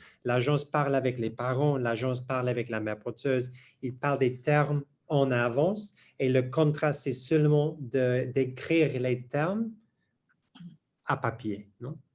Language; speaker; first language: French; non-native, learner; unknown